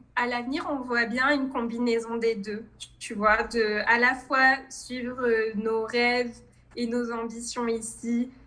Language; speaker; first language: French; native; French